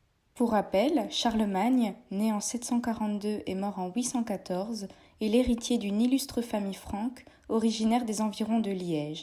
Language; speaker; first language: French; native; French